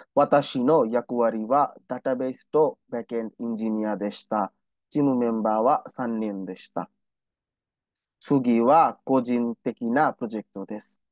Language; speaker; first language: Japanese; non-native, learner; Bangla